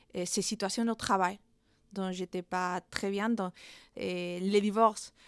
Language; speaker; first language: French; non-native, fluent; Spanish